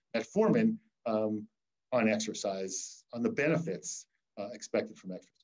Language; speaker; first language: English; native; English